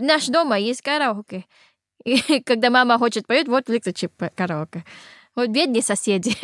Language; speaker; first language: Russian; non-native, learner; Filipino